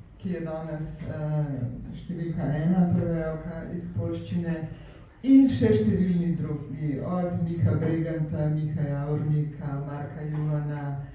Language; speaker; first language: Slovenian; native; Slovenian